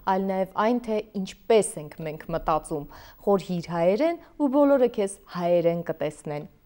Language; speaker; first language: Armenian; native; Armenian